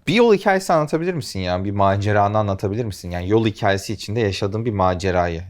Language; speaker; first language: Turkish; native; Turkish